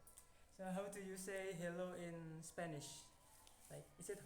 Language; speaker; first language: English; non-native, learner; Indonesian